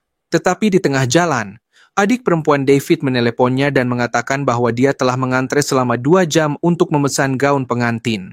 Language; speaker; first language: Indonesian; native; Indonesian